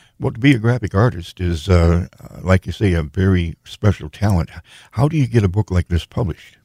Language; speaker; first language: English; native; English